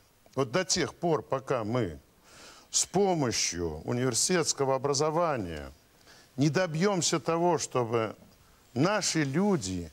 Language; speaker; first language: Russian; native; Russian